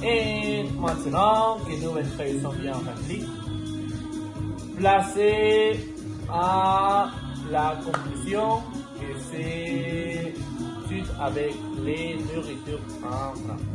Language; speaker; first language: French; non-native, learner; Spanish